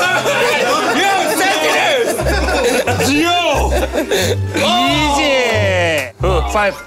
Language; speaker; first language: English; non-native, learner; Korean